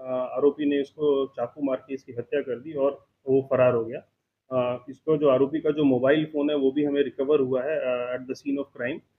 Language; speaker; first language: Hindi; non-native, local second language; Gujarati